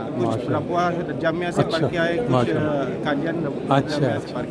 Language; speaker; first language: Hindi; non-native, fluent; Malay